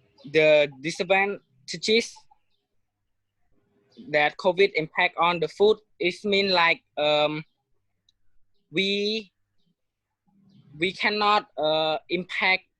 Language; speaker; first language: English; non-native, learner; Khmer